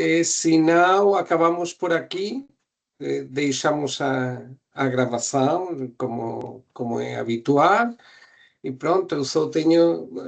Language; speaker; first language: Portuguese; non-native, fluent; Spanish